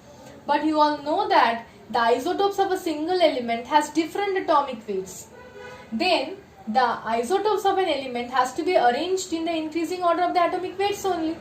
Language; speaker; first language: English; non-native, local second language; Bangla